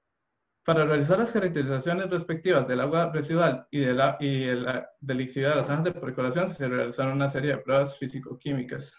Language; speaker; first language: Spanish; native; Spanish